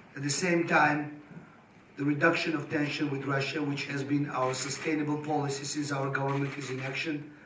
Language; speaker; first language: English; non-native, fluent; Georgian